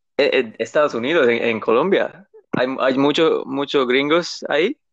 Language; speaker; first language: Spanish; non-native, learner; English